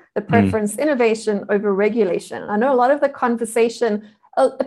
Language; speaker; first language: English; native; English